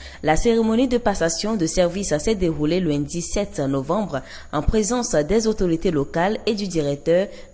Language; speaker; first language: French; non-native, local second language; Ewe